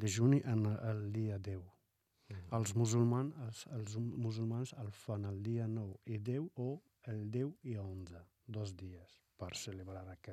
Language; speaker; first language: Catalan; non-native, fluent; Arabic